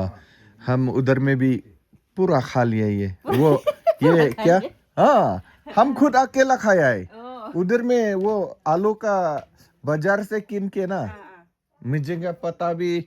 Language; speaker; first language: Hindi; non-native, local second language; Khasi